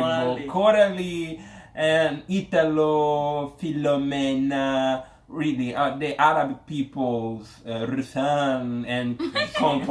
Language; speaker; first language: English; non-native, learner; Portuguese